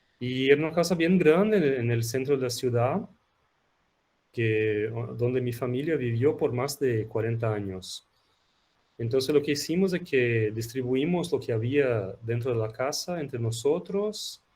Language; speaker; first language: Spanish; non-native, fluent; Portuguese